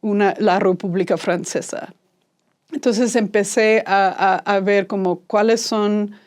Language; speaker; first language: Spanish; non-native, fluent; English